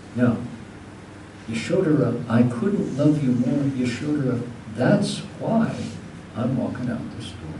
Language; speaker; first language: English; native; English